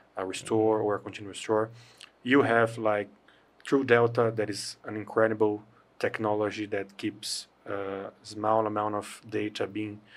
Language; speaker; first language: English; non-native, fluent; Portuguese